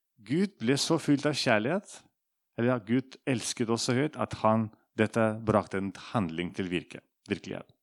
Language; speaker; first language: Norwegian; non-native, fluent; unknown